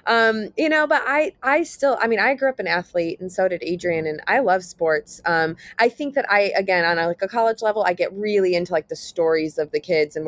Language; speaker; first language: English; native; English